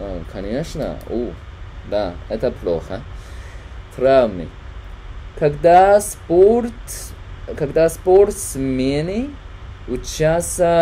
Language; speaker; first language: Russian; non-native, learner; Chinese